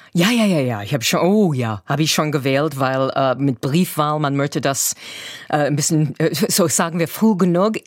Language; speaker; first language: German; non-native, fluent; English